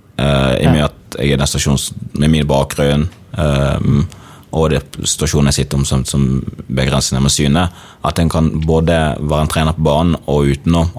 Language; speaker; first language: Norwegian; early bilingual, other home language; Swahili